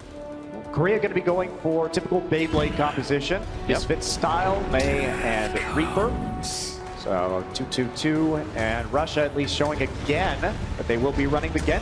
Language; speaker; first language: English; native; English